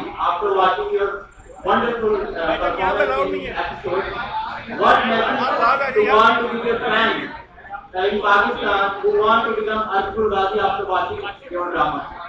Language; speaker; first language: English; non-native, local second language; Urdu